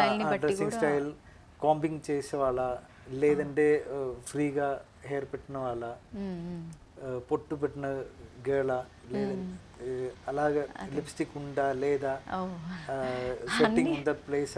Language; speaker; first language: Telugu; non-native, local second language; Malayalam